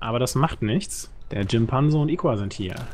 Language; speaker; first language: German; native; German